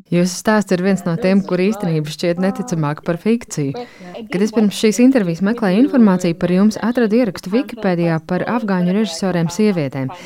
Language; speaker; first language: Latvian; native; Latvian